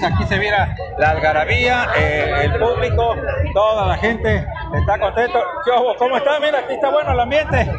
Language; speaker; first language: Spanish; native; Spanish